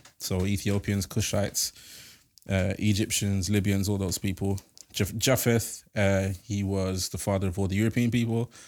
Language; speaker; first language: English; native; English